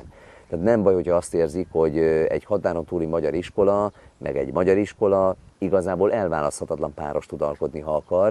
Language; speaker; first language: Hungarian; native; Hungarian